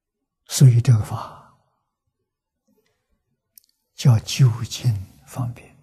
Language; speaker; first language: Chinese; native; Chinese